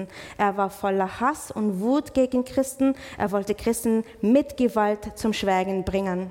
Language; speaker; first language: German; non-native, fluent; English